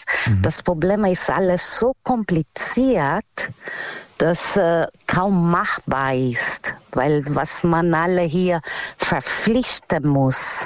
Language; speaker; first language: German; non-native, learner; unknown